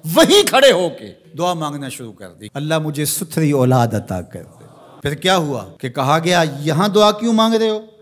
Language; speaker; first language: Urdu; non-native, local second language; Punjabi